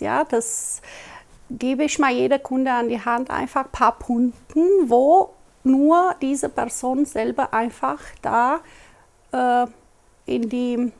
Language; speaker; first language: German; non-native, local second language; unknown